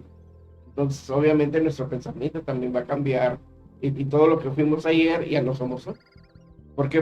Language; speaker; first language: Spanish; native; Spanish